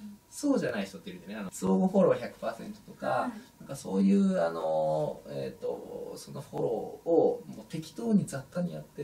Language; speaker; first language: Japanese; native; Japanese